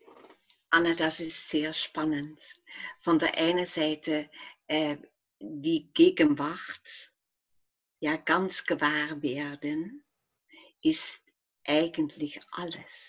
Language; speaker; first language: German; non-native, fluent; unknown